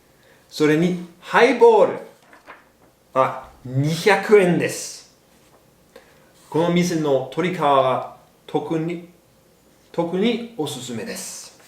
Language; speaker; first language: Japanese; non-native, learner; English